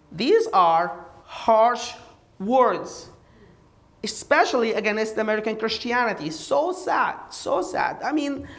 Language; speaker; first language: English; non-native, fluent; Arabic